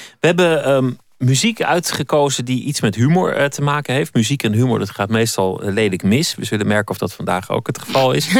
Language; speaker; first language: Dutch; native; Dutch